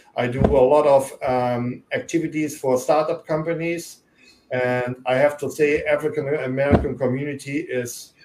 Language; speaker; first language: English; non-native, fluent; German